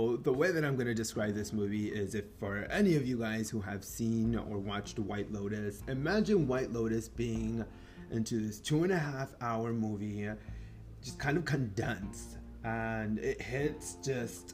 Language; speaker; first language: English; non-native, fluent; Spanish